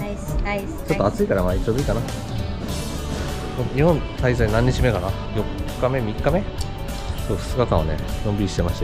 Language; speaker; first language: Japanese; native; Japanese